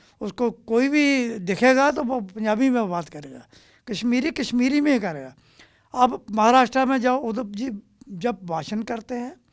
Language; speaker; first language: Hindi; non-native, local second language; Dogri